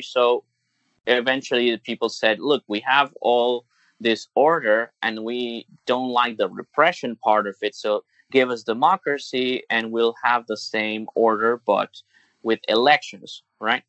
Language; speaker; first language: English; non-native, fluent; Spanish